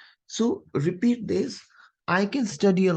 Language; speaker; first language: English; non-native, local second language; Hindi